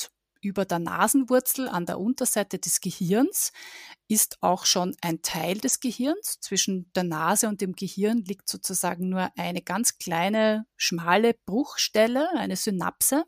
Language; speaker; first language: German; native; German